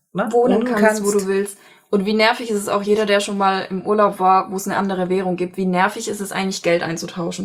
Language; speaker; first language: German; native; German